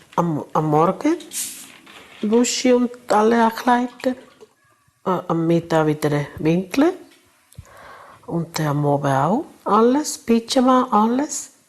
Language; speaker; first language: German; non-native, learner; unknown